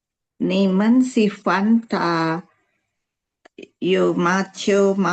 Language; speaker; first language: Chinese; non-native, learner; Indonesian